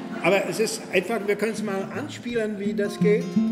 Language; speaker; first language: German; native; German